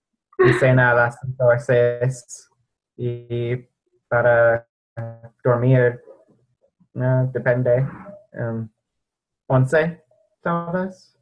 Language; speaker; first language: Spanish; non-native, fluent; English